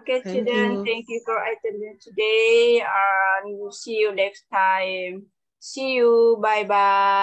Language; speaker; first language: English; non-native, learner; Indonesian